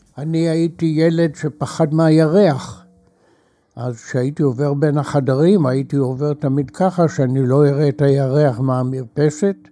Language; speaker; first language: Hebrew; native; Hebrew